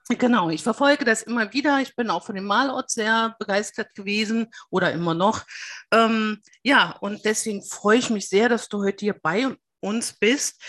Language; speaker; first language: German; native; German